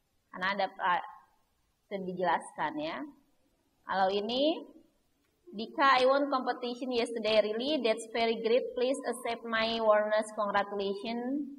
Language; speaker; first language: English; non-native, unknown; Indonesian